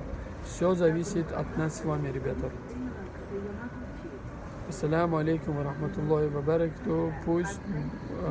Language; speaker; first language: Russian; non-native, fluent; Persian